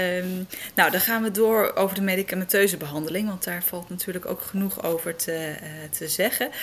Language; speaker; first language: Dutch; native; Dutch